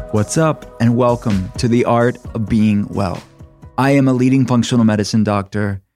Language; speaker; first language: English; native; English